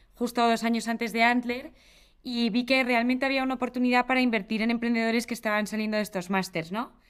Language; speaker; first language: Spanish; native; Spanish